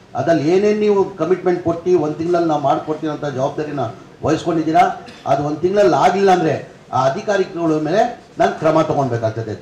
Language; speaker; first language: Kannada; non-native, local second language; Urdu